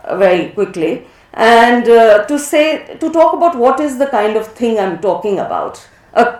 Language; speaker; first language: English; non-native, local second language; Hindi